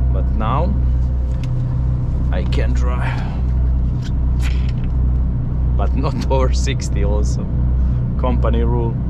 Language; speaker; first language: English; non-native, learner; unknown